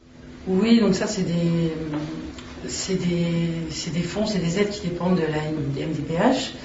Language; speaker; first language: French; native; French